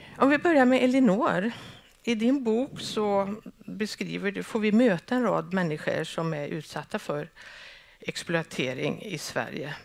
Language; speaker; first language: Swedish; native; Swedish